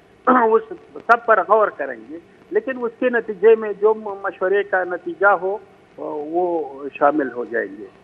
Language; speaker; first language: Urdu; non-native, fluent; Pashto